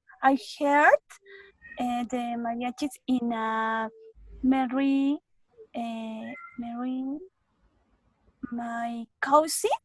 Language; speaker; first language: English; non-native, learner; Spanish